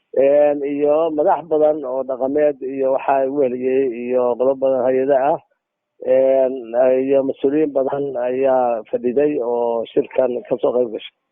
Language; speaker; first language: Somali; native; Somali